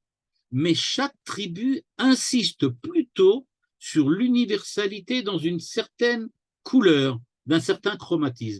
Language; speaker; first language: French; native; French